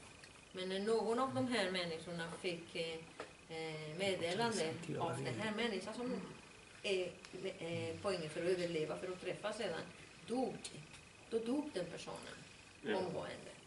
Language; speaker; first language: Swedish; non-native, fluent; Spanish